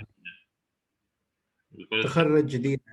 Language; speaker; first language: Arabic; non-native, learner; Hindi